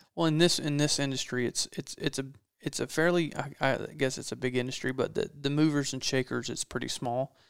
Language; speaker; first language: English; native; English